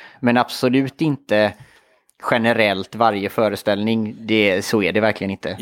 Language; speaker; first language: Swedish; native; Swedish